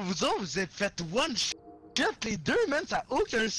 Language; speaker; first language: French; native; French